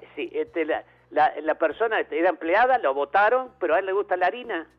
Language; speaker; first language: Spanish; native; Spanish